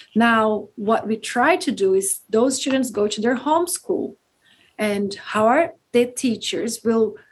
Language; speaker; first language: English; non-native, fluent; Portuguese